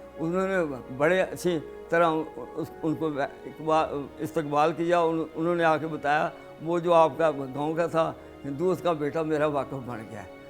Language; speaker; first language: Urdu; non-native, local second language; Punjabi